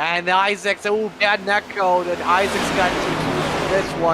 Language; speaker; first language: English; native; English